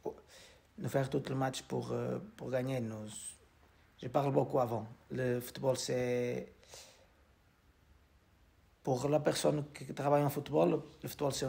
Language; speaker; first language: French; non-native, learner; Portuguese